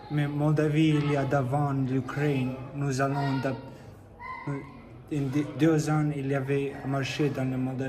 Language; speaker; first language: French; non-native, learner; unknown